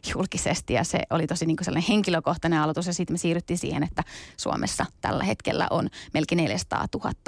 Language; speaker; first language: Finnish; early bilingual, other home language; Kurdish